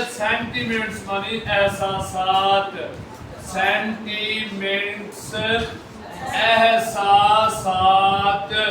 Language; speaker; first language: Urdu; non-native, local second language; Punjabi